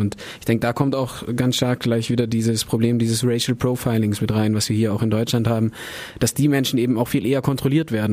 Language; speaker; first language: German; native; German